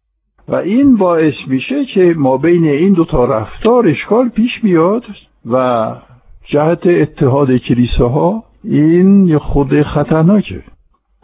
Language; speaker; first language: Persian; non-native, fluent; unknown